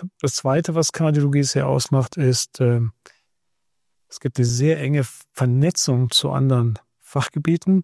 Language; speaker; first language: German; native; German